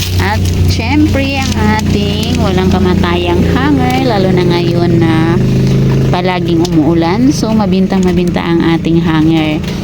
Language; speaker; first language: Filipino; non-native, local second language; Cebuano